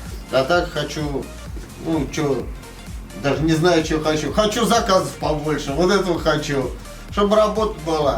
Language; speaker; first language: Russian; native; Russian